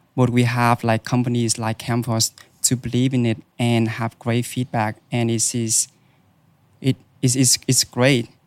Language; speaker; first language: English; non-native, fluent; Vietnamese